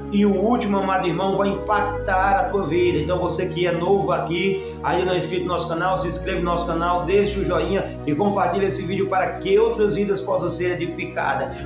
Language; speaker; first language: Portuguese; native; Portuguese